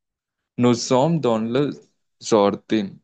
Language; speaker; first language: French; non-native, learner; Telugu